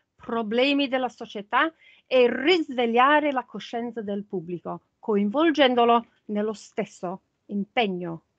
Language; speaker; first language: Italian; non-native, fluent; English